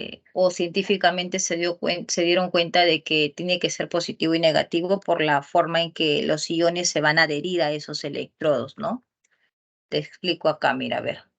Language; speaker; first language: Spanish; native; Spanish